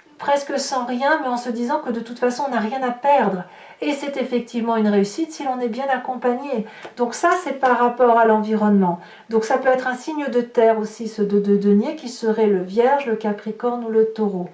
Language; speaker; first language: French; native; French